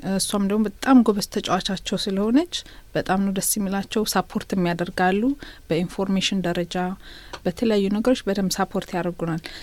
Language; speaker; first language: Amharic; native; Amharic